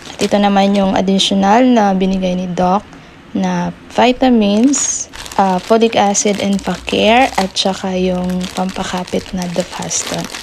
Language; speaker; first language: Filipino; non-native, local second language; Cebuano